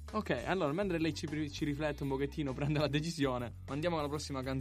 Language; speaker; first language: Italian; native; Italian